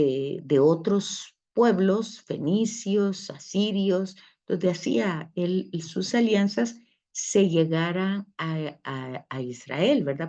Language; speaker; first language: Spanish; native; Spanish